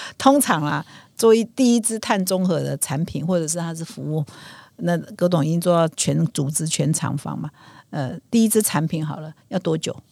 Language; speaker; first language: Chinese; native; Chinese